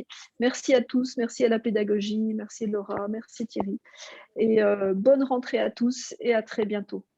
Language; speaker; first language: French; native; French